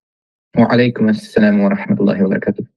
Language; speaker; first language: Arabic; non-native, learner; Polish